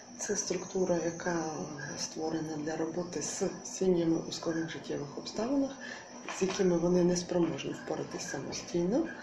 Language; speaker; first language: Ukrainian; native; Ukrainian